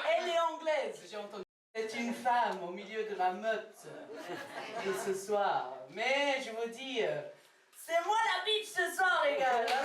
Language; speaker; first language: French; non-native, fluent; English